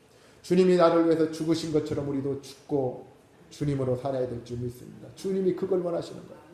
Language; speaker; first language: Korean; native; Korean